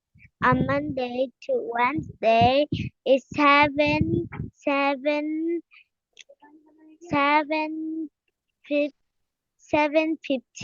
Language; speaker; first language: English; non-native, learner; Vietnamese